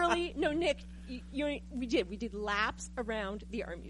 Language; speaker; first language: English; native; English